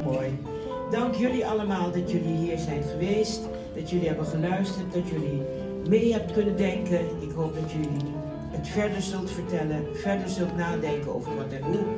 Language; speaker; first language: Dutch; non-native, local second language; Papiamento